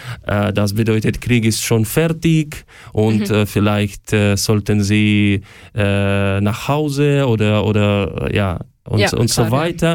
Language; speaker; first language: German; non-native, learner; Ukrainian